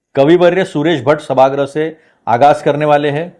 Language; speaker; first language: Hindi; non-native, local second language; Marathi